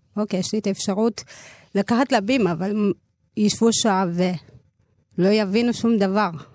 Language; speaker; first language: Hebrew; early bilingual, other home language; Amharic